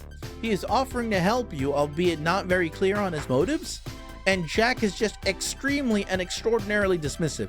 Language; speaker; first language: English; native; English